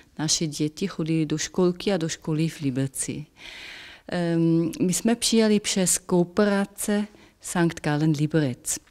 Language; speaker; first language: Czech; non-native, fluent; German